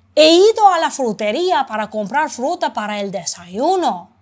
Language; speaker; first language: Spanish; non-native, fluent; Uzbek